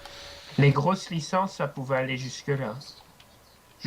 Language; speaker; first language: French; native; French